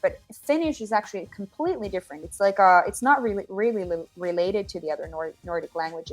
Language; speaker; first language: English; non-native, fluent; Finnish